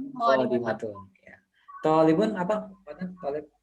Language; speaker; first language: Arabic; non-native, fluent; Indonesian